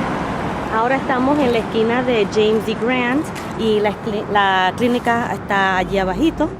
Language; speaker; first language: Spanish; early bilingual, heritage; Spanish